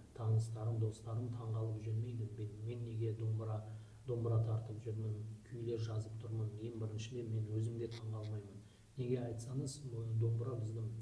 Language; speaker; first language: Kazakh; non-native, local second language; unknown